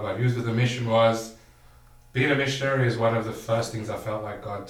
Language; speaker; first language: English; native; English